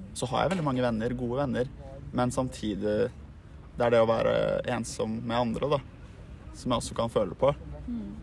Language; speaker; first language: Norwegian; native; Norwegian